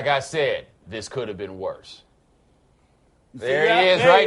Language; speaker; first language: English; native; English